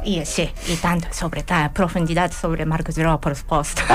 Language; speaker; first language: Catalan; non-native, learner; Japanese